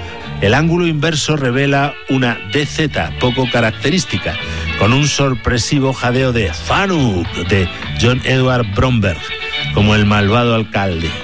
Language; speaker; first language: Spanish; native; Spanish